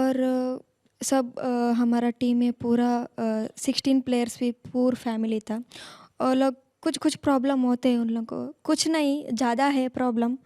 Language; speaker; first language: Hindi; non-native, local second language; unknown